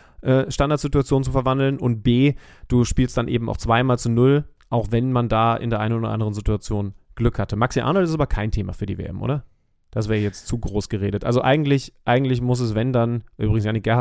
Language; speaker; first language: German; native; German